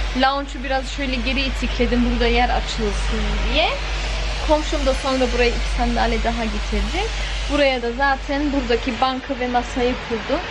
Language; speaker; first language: Turkish; early bilingual, heritage; Turkish